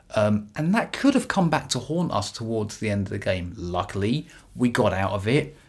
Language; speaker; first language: English; native; English